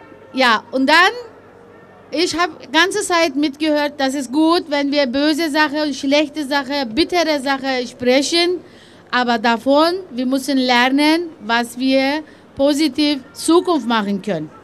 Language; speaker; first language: German; early bilingual, other home language; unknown